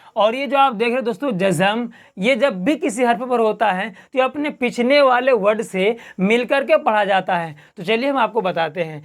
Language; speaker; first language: Hindi; native; Hindi